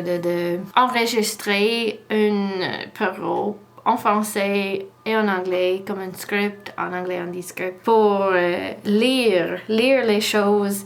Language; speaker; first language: French; non-native, learner; English